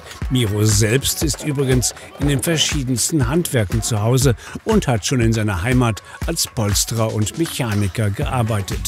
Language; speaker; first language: German; native; German